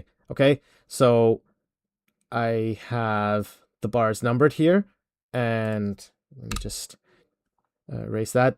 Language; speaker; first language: English; native; English